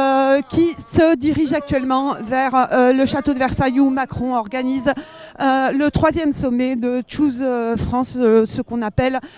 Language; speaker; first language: French; native; French